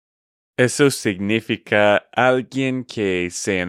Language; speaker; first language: Spanish; non-native, fluent; English